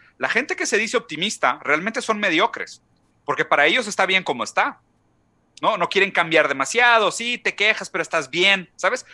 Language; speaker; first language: Spanish; non-native, fluent; Portuguese